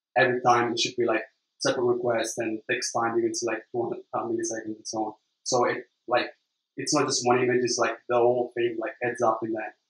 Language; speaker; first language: English; non-native, fluent; Italian